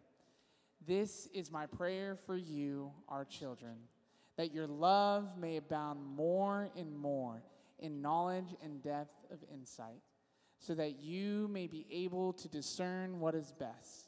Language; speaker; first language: English; native; English